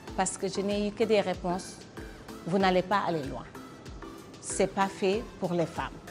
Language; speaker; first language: French; non-native, local second language; Wolof